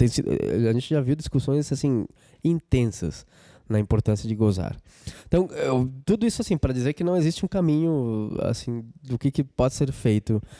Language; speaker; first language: Portuguese; non-native, fluent; Spanish